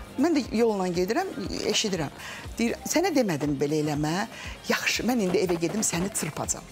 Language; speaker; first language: Azerbaijani; native; Azerbaijani